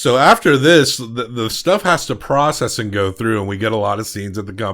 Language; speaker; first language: English; native; English